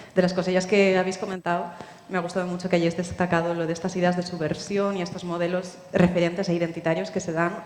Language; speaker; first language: Spanish; native; Spanish